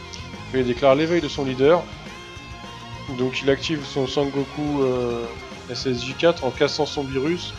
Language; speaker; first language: French; native; French